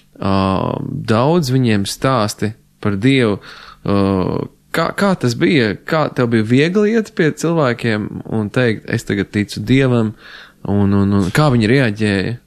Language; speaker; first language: Latvian; native; Latvian